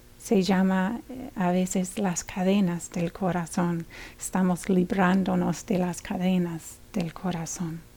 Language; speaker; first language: Spanish; non-native, fluent; English